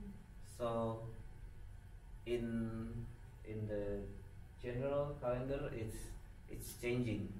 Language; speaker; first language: English; non-native, fluent; Indonesian